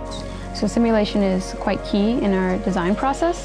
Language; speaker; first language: English; native; English